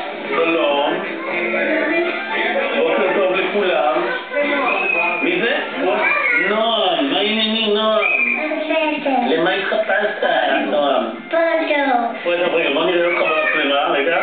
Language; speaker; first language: Hebrew; native; Hebrew